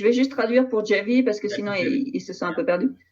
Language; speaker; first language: French; non-native, fluent; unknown